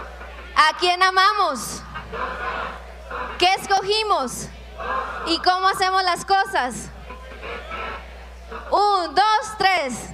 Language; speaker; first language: Spanish; native; Spanish